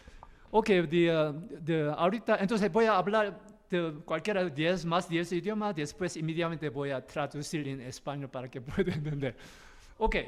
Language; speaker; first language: Spanish; non-native, learner; Korean